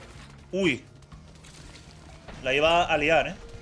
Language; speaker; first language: Spanish; native; Spanish